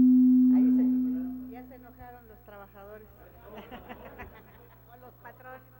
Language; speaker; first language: Spanish; native; Spanish